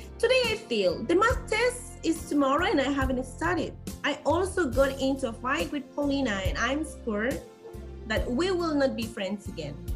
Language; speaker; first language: English; non-native, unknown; Spanish